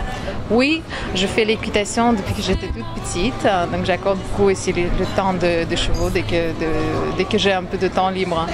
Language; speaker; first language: French; non-native, fluent; Russian